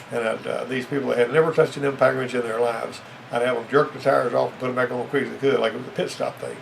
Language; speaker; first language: English; native; English